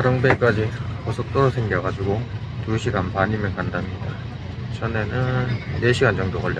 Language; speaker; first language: Korean; native; Korean